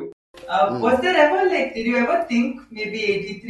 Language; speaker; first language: English; non-native, local second language; Tamil